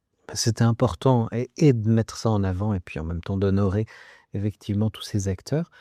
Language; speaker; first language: French; native; French